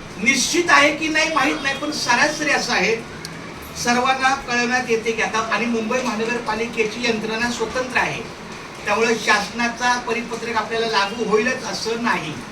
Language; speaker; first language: Marathi; native; Marathi